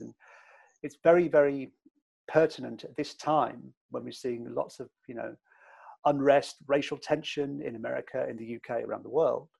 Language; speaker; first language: English; native; English